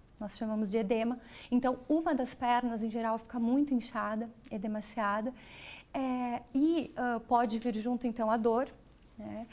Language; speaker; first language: Portuguese; native; Portuguese